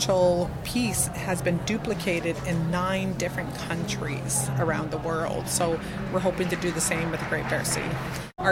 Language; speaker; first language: English; native; English